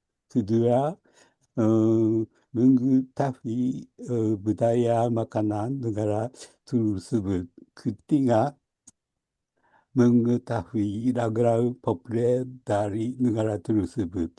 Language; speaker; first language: Indonesian; non-native, learner; Japanese